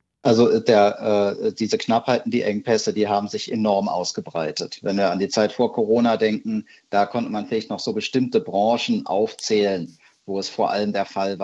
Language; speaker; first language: German; native; German